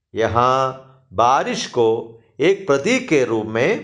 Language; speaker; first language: Hindi; non-native, local second language; Malayalam